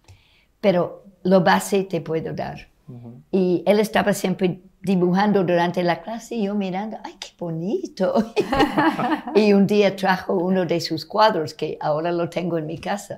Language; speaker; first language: Spanish; non-native, fluent; English